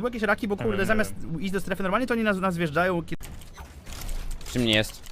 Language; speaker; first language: Polish; native; Polish